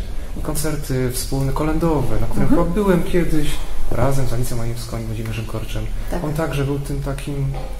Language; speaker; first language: Polish; native; Polish